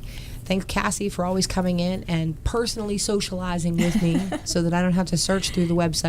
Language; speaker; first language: English; native; English